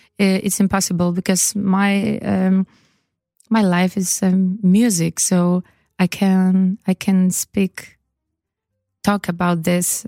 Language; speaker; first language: English; non-native, learner; Polish